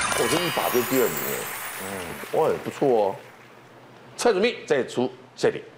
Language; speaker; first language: Chinese; native; Chinese